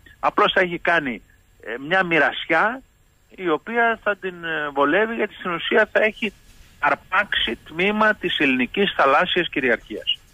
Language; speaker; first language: Greek; native; Greek